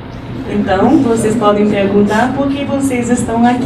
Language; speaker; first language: Portuguese; non-native, fluent; English